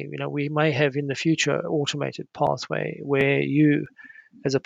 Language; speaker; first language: English; native; English